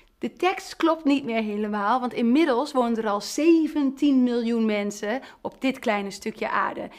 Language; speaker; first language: Dutch; native; Dutch